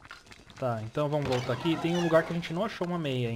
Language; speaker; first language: Portuguese; native; Portuguese